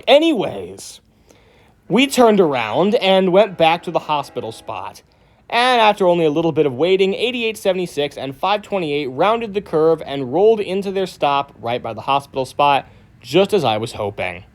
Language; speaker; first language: English; native; English